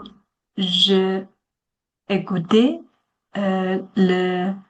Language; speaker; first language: French; non-native, learner; Chinese